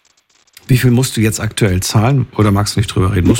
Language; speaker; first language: German; native; German